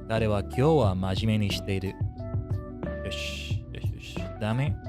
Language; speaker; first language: Japanese; non-native, learner; English